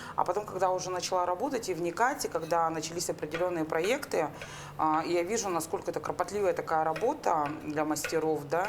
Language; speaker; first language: Russian; native; Russian